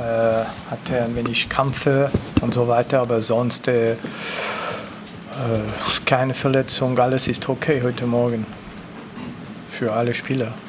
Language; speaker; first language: German; non-native, local second language; French